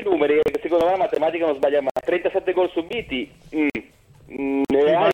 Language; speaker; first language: Italian; native; Italian